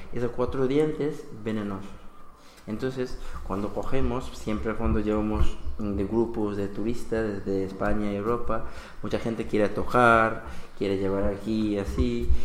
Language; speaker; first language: Spanish; non-native, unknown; Bangla